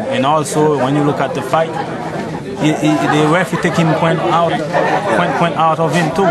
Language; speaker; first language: English; non-native, fluent; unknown